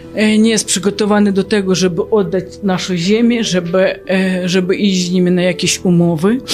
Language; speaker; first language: Polish; non-native, fluent; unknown